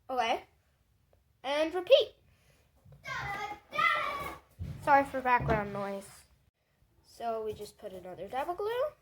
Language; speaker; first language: English; native; English